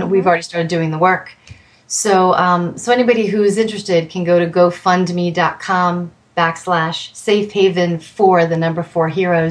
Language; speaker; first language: English; native; English